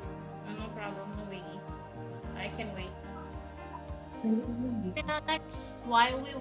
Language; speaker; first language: English; non-native, learner; Indonesian